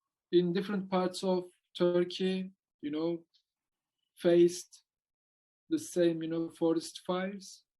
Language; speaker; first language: English; non-native, learner; Turkish